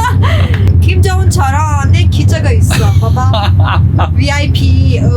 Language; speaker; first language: Korean; non-native, learner; Persian